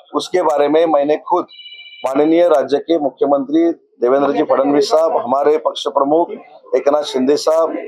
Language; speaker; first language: Hindi; non-native, local second language; Marathi